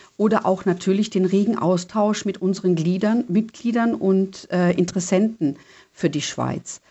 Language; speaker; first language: German; native; German